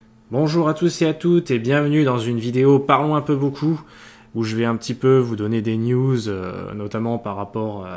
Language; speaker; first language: French; native; French